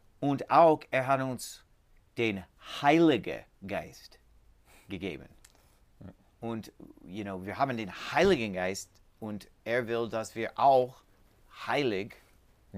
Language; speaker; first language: German; non-native, learner; English